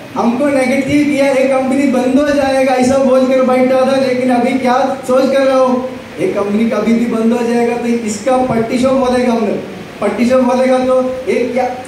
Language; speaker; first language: Hindi; non-native, local second language; Malayalam